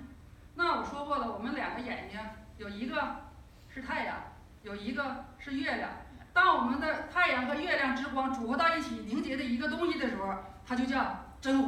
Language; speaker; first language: Chinese; native; Chinese